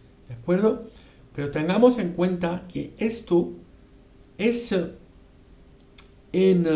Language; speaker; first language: Spanish; non-native, fluent; French